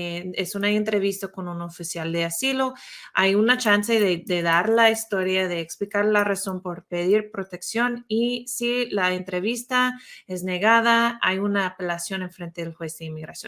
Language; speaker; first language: Spanish; non-native, fluent; English